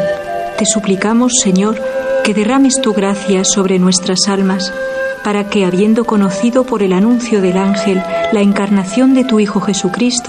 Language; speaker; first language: Spanish; native; Spanish